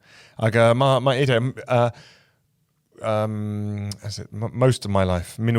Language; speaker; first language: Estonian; non-native, fluent; English